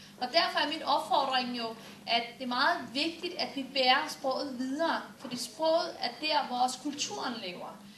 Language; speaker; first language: Danish; early bilingual, other home language; Turkish